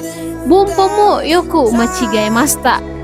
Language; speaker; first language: Japanese; non-native, learner; Indonesian